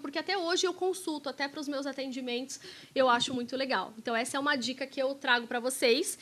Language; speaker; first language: Portuguese; native; Portuguese